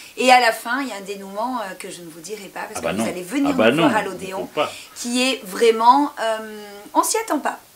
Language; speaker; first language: French; native; French